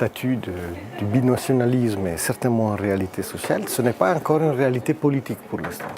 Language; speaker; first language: French; native; French